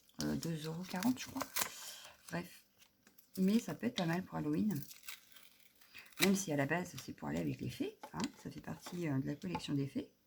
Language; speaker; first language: French; native; French